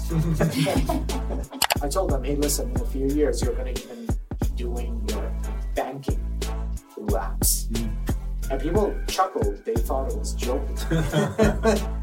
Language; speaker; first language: English; non-native, fluent; Persian